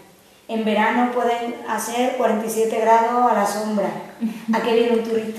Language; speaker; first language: Spanish; native; Spanish